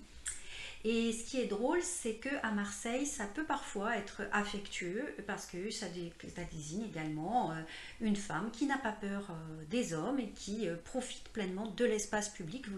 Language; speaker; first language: French; native; French